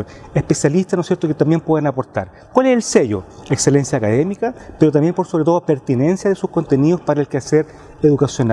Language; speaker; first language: Spanish; native; Spanish